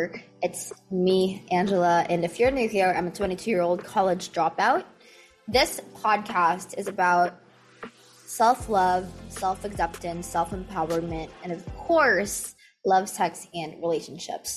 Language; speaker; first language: English; non-native, local second language; Filipino